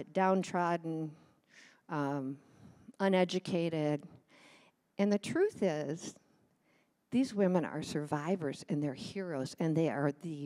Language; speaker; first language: English; native; English